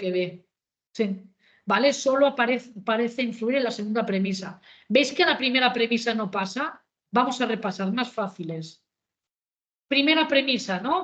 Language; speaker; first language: Spanish; native; Spanish